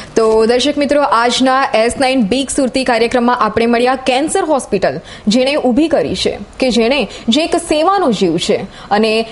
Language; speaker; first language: Gujarati; native; Gujarati